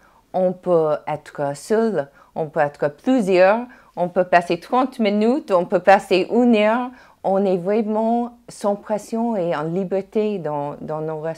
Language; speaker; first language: French; non-native, fluent; English